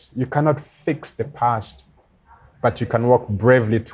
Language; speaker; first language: English; non-native, local second language; Luo (Kenya and Tanzania)